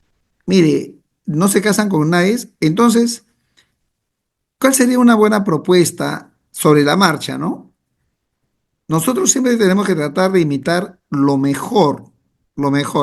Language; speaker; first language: Spanish; native; Spanish